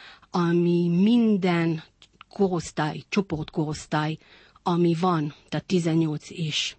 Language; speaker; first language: Hungarian; early bilingual, heritage; Hungarian